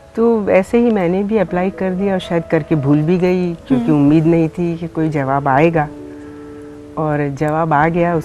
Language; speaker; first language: Hindi; native; Hindi